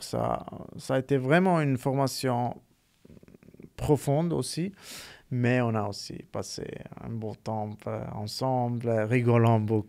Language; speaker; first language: French; non-native, fluent; Italian